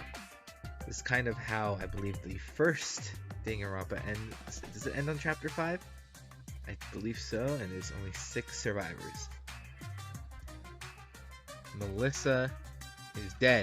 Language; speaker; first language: English; native; English